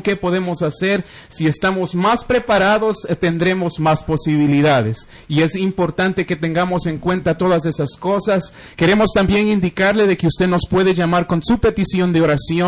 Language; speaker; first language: Spanish; native; Spanish